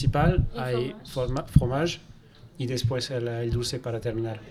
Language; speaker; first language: Spanish; non-native, fluent; French